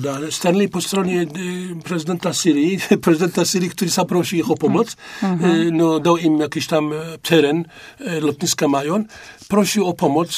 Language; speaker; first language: Polish; non-native, fluent; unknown